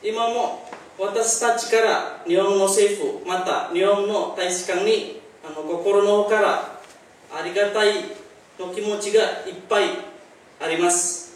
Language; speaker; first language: Japanese; non-native, learner; Indonesian